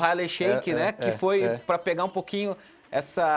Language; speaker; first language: Portuguese; native; Portuguese